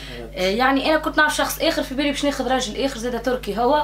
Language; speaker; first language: Arabic; native; Arabic